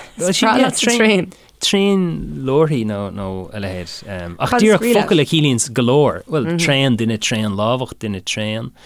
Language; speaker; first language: Irish; non-native, local second language; English